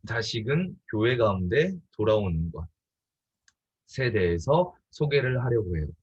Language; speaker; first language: Korean; native; Korean